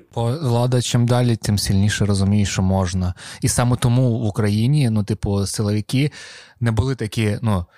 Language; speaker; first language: Ukrainian; non-native, local second language; Russian